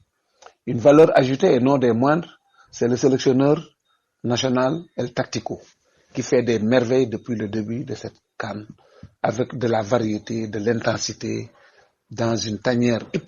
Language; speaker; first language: French; non-native, local second language; Wolof